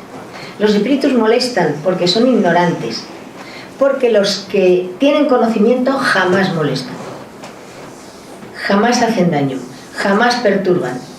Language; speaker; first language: Spanish; native; Spanish